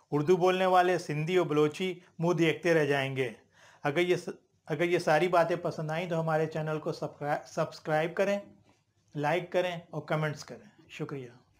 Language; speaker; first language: Urdu; native; Urdu